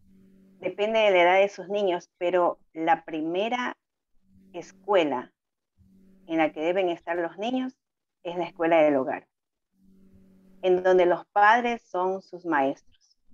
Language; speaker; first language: Spanish; native; Spanish